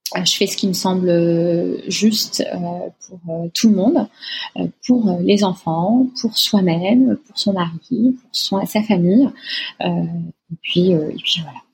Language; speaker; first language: French; non-native, local second language; Arabic